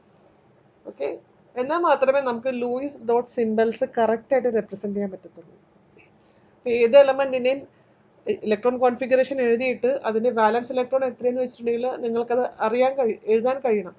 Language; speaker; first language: Malayalam; native; Malayalam